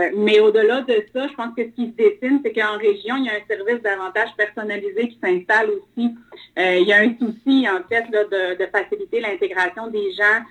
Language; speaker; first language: French; native; French